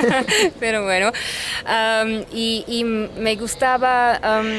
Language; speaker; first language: Spanish; non-native, fluent; German